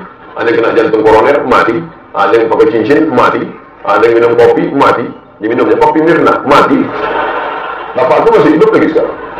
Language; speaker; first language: Indonesian; non-native, local second language; Malay